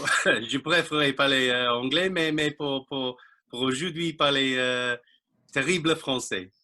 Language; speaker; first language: French; non-native, learner; English